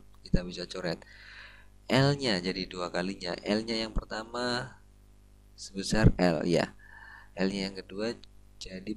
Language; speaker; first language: Indonesian; native; Indonesian